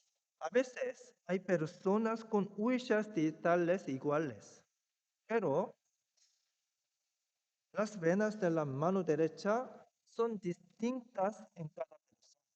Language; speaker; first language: Spanish; non-native, fluent; Korean